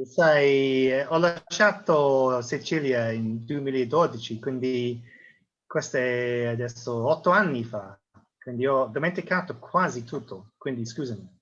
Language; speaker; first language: Italian; non-native, learner; English